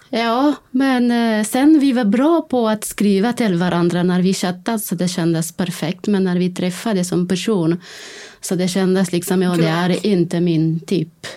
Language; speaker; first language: Swedish; non-native, fluent; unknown